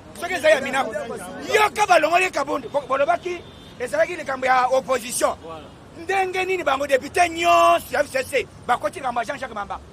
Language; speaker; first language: Lingala; native; Lingala